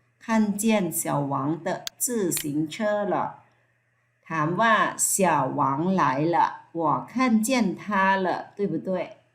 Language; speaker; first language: Chinese; non-native, fluent; Thai